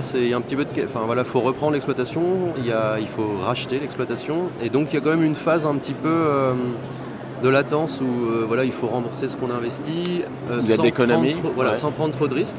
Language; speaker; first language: French; native; French